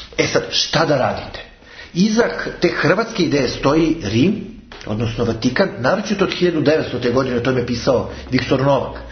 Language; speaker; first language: Serbian; native; Serbian